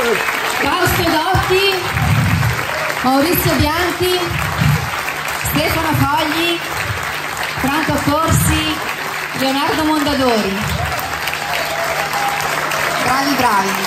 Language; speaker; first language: Italian; native; Italian